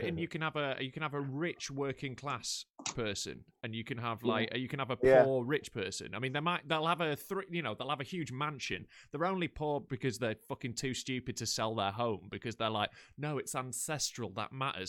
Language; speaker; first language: English; native; English